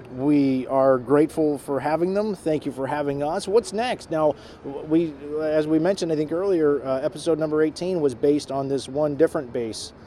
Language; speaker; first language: English; non-native, fluent; Spanish